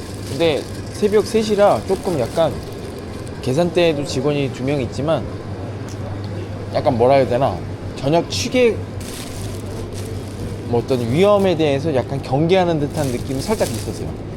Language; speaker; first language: Korean; native; Korean